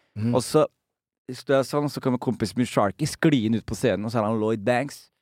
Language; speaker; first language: Norwegian; early bilingual, other home language; Somali